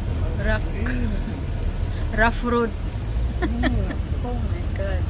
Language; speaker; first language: English; non-native, local second language; Filipino